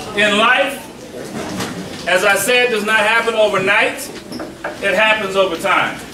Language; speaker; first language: English; native; English